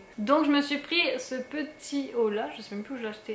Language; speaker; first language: French; native; French